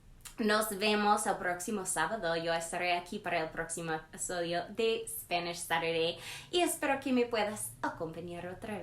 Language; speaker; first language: Spanish; non-native, learner; English